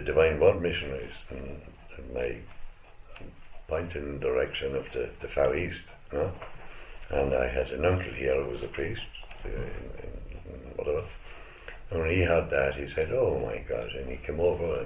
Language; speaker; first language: English; native; English